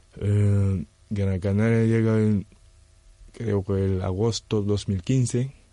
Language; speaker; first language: Spanish; non-native, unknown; Wolof